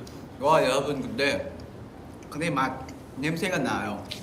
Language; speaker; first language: Korean; non-native, fluent; Vietnamese